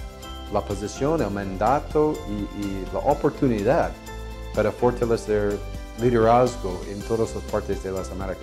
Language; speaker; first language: Spanish; non-native, fluent; English